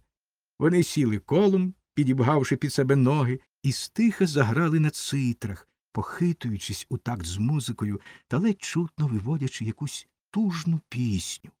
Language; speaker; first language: Ukrainian; native; Ukrainian